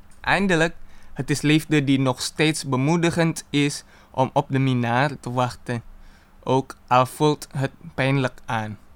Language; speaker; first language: Dutch; non-native, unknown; Indonesian